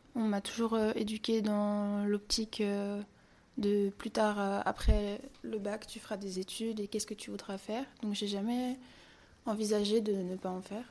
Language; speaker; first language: French; native; French